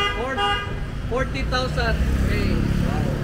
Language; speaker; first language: English; non-native, local second language; Filipino